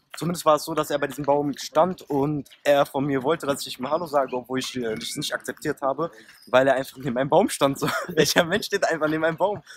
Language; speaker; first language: German; early bilingual, other home language; Turkish